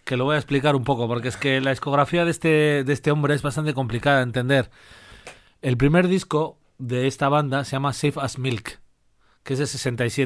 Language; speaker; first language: Spanish; native; Spanish